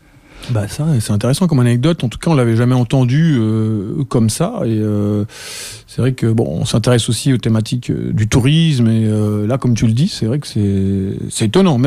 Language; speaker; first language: French; native; French